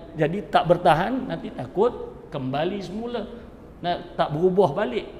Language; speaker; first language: Malay; native; Malay